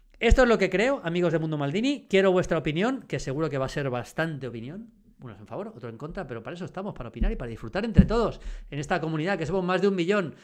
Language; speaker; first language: Spanish; native; Spanish